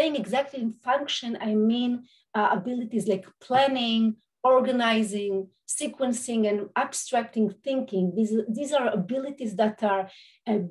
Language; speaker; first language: English; non-native, fluent; Hebrew